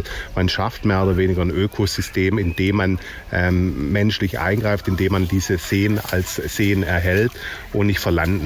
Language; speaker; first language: German; native; German